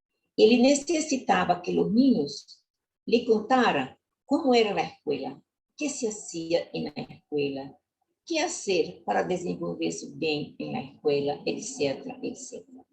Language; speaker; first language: Spanish; non-native, learner; Portuguese